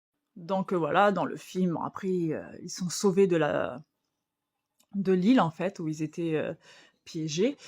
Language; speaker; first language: French; native; French